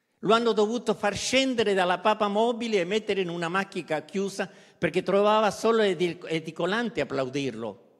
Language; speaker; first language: Italian; non-native, fluent; Spanish